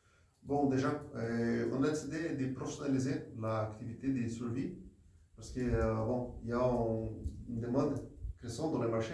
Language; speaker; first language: French; non-native, fluent; Portuguese